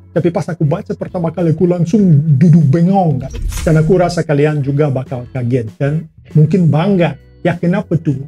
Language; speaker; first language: Indonesian; non-native, fluent; Russian